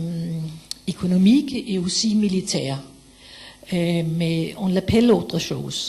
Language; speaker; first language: French; non-native, fluent; Danish